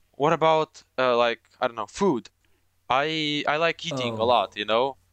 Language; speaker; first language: English; non-native, fluent; Romanian